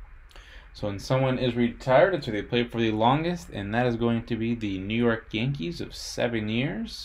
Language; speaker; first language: English; native; English